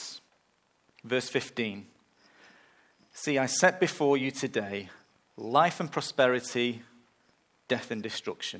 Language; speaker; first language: English; native; English